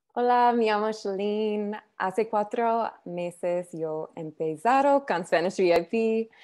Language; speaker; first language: Spanish; non-native, learner; English